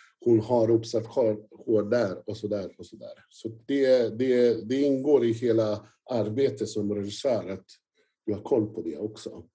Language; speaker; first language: Swedish; non-native, fluent; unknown